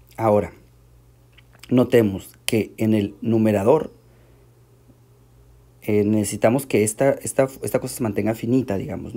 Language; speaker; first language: Spanish; native; Spanish